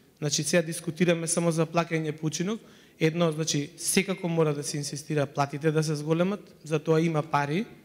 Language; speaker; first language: Macedonian; native; Macedonian